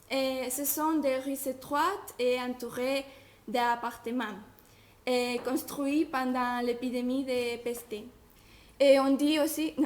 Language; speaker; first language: French; non-native, learner; Spanish